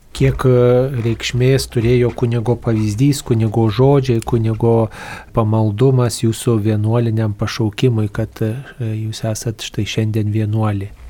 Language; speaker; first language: Lithuanian; native; Lithuanian